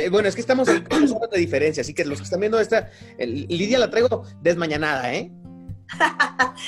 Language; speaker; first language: Spanish; native; Spanish